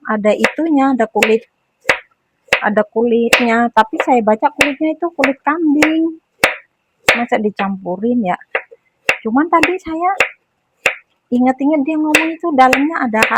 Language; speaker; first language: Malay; non-native, local second language; Indonesian